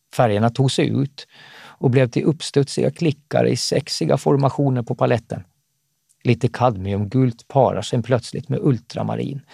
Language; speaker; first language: Swedish; native; Swedish